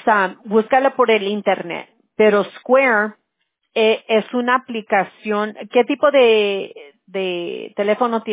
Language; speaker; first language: Spanish; early bilingual, heritage; English